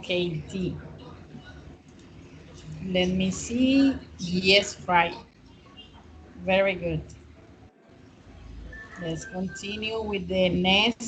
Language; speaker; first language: English; non-native, fluent; Spanish